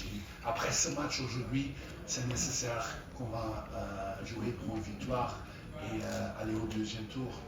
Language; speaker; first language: French; non-native, learner; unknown